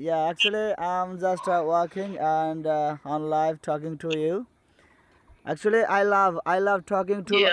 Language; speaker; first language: English; non-native, learner; Bangla